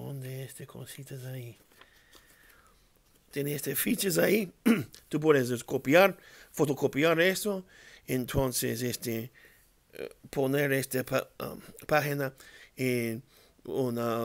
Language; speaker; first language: Spanish; non-native, learner; English